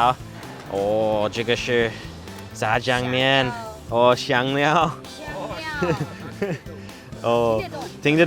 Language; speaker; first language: Chinese; non-native, learner; English